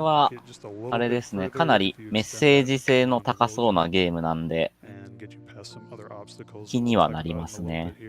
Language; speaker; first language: Japanese; native; Japanese